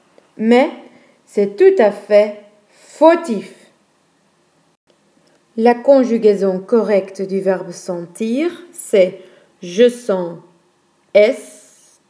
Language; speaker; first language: French; non-native, fluent; Dutch